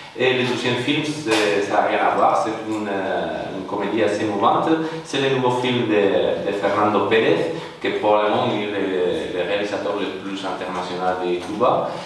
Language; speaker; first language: French; non-native, fluent; Spanish